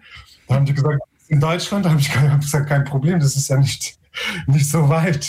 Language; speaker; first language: German; non-native, fluent; Ukrainian